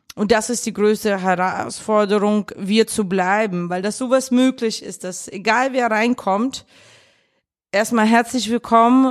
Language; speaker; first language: German; early bilingual, other home language; Russian